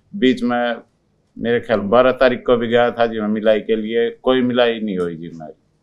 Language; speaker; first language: Hindi; native; Hindi